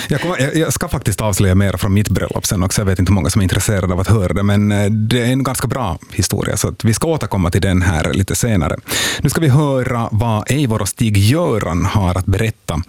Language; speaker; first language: Swedish; native; Swedish